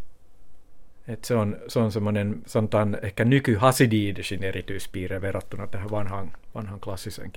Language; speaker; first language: Finnish; native; Finnish